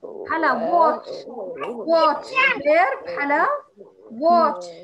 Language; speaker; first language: English; non-native, learner; Arabic